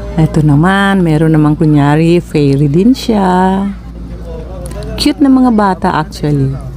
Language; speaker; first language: Filipino; native; Filipino